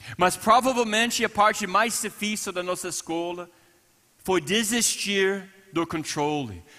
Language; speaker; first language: Portuguese; non-native, fluent; English